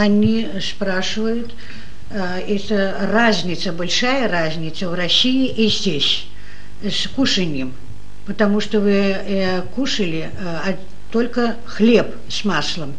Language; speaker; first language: Russian; non-native, learner; Dutch